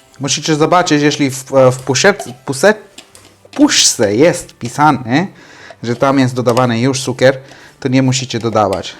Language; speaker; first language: Polish; non-native, learner; Hindi